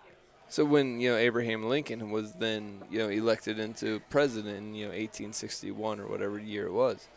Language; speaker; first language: English; native; English